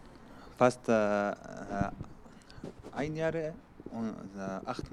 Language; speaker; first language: German; non-native, learner; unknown